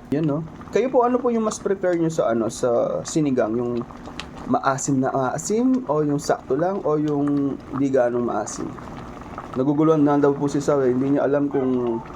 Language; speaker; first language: Filipino; native; Filipino